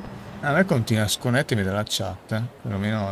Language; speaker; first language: Italian; native; Italian